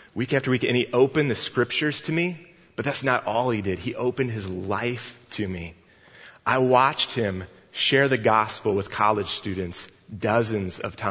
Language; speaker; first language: English; native; English